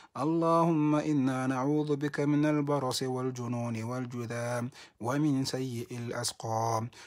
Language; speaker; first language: Arabic; non-native, fluent; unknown